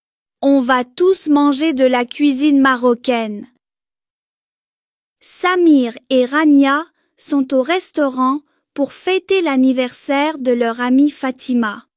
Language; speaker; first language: French; non-native, local second language; Arabic